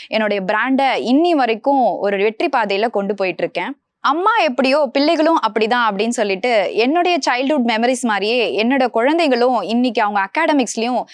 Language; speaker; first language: Tamil; native; Tamil